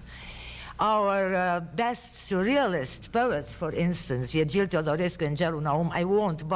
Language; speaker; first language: English; non-native, fluent; Romanian